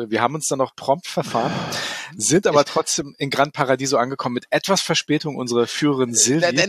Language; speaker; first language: German; native; German